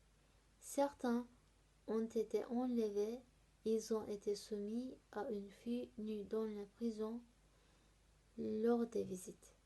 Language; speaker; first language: French; non-native, learner; Turkish